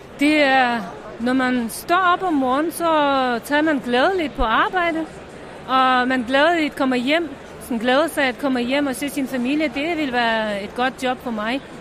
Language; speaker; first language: Danish; non-native, fluent; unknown